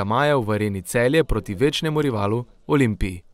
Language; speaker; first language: Slovenian; native; Slovenian